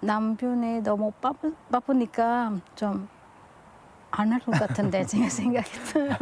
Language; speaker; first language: Korean; non-native, learner; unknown